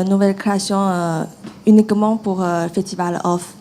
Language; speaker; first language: French; non-native, learner; Chinese